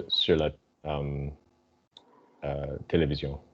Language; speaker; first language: French; non-native, learner; English